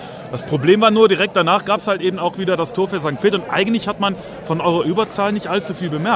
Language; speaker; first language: German; native; German